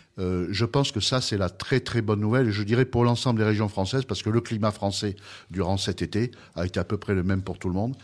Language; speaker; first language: French; native; French